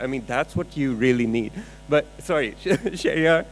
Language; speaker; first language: English; non-native, local second language; Urdu